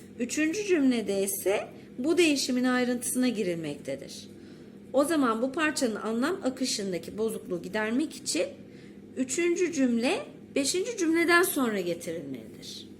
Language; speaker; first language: Turkish; native; Turkish